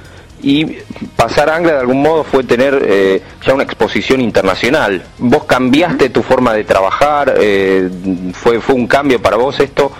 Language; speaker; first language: Spanish; native; Spanish